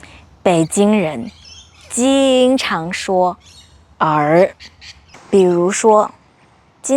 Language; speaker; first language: Chinese; non-native, fluent; English